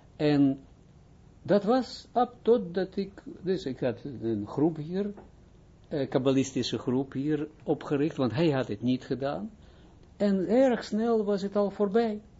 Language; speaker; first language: Dutch; non-native, fluent; Hebrew